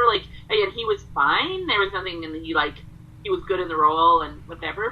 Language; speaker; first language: English; native; English